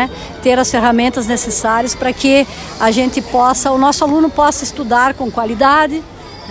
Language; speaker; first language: Portuguese; native; Portuguese